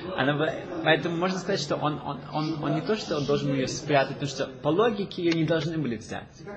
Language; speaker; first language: Russian; early bilingual, heritage; Russian